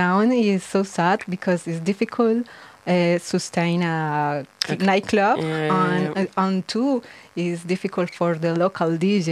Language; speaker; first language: English; non-native, learner; Spanish